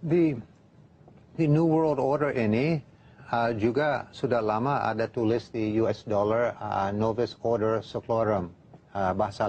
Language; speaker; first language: Indonesian; non-native, learner; English